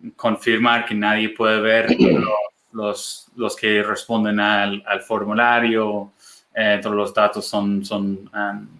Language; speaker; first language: Spanish; non-native, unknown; English